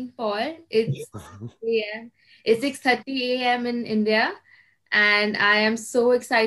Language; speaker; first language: English; non-native, local second language; Hindi